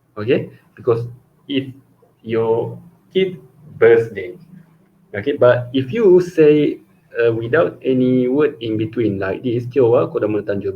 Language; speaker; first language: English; non-native, local second language; Malay